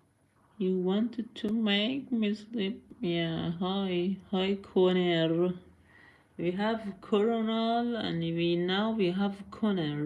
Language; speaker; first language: English; non-native, learner; Persian